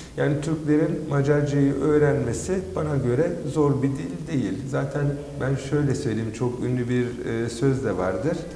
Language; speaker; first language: Turkish; native; Turkish